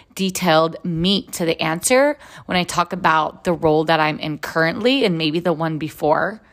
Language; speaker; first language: English; non-native, fluent; Hebrew